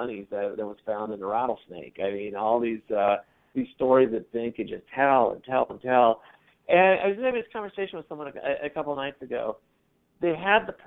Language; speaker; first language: English; native; English